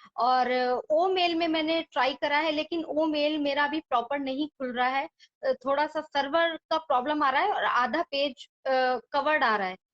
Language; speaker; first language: Hindi; native; Hindi